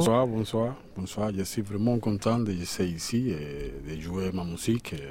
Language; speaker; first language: French; non-native, learner; Spanish